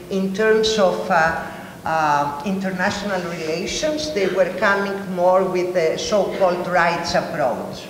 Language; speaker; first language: English; non-native, fluent; Greek